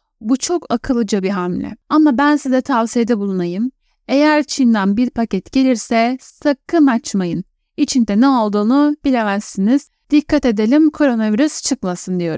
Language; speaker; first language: Turkish; native; Turkish